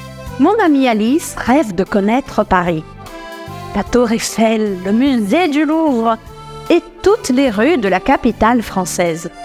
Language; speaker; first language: French; non-native, fluent; Spanish